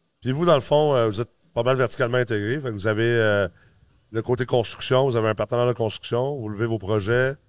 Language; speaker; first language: French; native; French